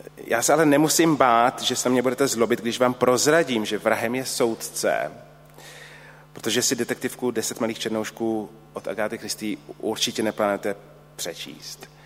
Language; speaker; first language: Czech; native; Czech